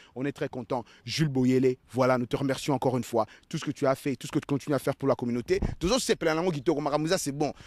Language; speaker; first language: French; non-native, local second language; Lingala